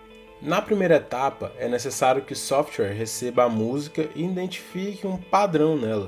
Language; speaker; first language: Portuguese; native; Portuguese